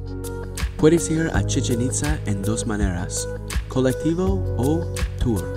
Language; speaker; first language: Spanish; non-native, learner; English